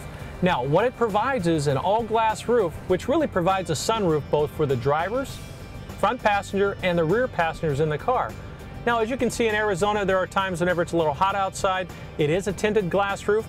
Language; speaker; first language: English; native; English